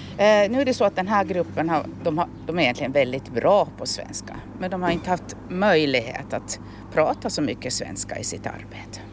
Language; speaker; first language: Swedish; native; Swedish